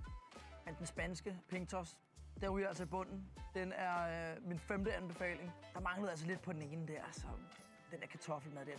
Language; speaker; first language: Danish; native; Danish